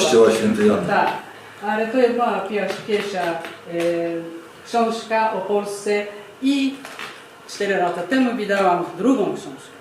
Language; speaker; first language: Polish; non-native, fluent; Japanese